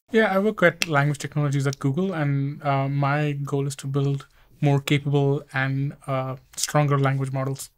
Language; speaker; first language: English; non-native, local second language; Hindi